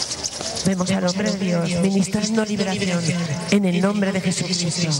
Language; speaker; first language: Spanish; native; Spanish